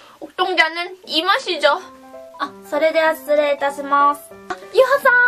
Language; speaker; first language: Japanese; non-native, fluent; Korean